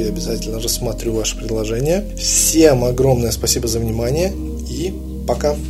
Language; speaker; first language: Russian; native; Russian